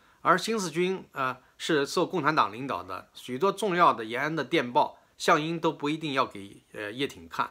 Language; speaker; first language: Chinese; native; Chinese